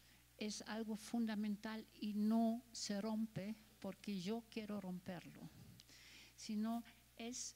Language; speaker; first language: Spanish; non-native, fluent; German